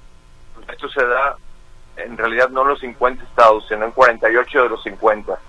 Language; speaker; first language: Spanish; native; Spanish